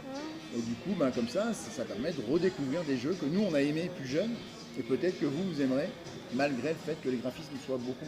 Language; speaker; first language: French; native; French